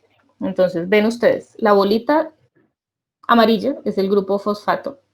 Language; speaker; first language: Spanish; native; Spanish